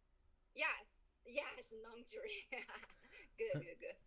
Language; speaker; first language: English; non-native, learner; Chinese